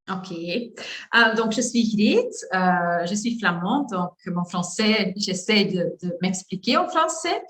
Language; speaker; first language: French; non-native, learner; Dutch